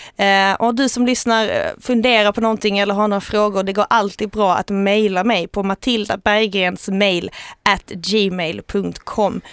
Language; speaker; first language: Swedish; native; Swedish